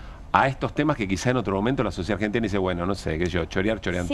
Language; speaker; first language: Spanish; native; Spanish